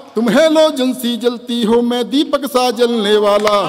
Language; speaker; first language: Hindi; native; Hindi